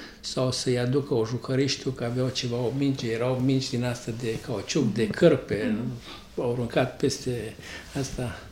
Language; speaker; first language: Romanian; non-native, local second language; Bulgarian